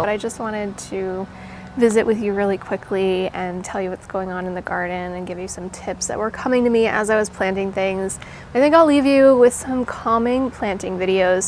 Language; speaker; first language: English; native; English